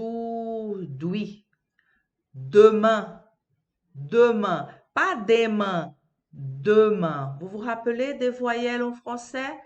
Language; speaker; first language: French; non-native, fluent; Portuguese